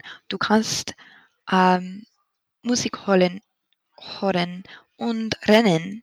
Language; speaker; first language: German; non-native, learner; English